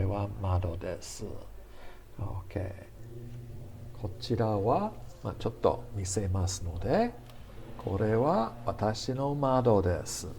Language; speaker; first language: Japanese; non-native, fluent; English